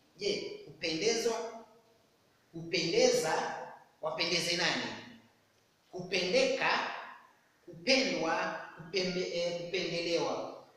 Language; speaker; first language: Swahili; non-native, local second language; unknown